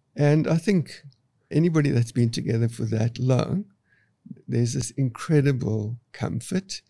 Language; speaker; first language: English; native; English